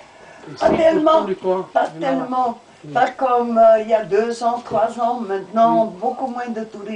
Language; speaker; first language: French; non-native, fluent; Portuguese